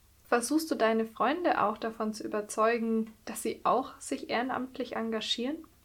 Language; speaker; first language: German; native; German